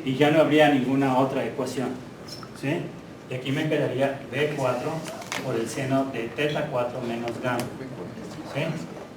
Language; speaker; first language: Spanish; native; Spanish